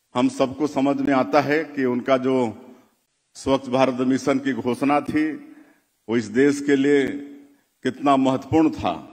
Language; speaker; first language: Hindi; native; Hindi